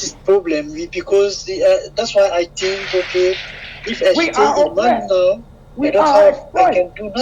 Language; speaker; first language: English; non-native, learner; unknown